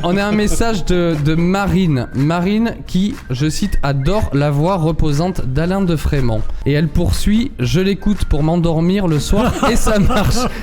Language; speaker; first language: French; native; French